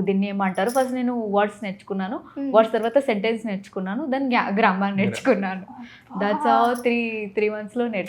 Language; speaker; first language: Telugu; non-native, fluent; Odia